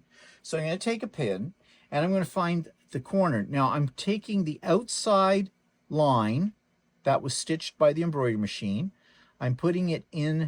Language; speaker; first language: English; native; English